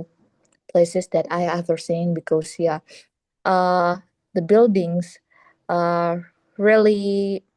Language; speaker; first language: English; non-native, learner; Indonesian